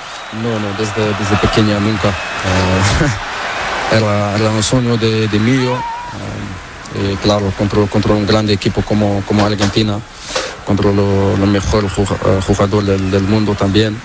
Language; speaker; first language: Spanish; non-native, learner; Portuguese